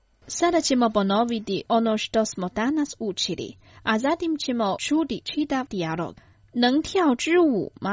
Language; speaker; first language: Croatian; non-native, fluent; Chinese